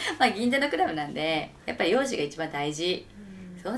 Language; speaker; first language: Japanese; native; Japanese